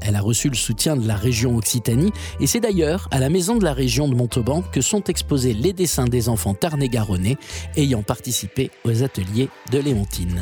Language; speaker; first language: French; native; French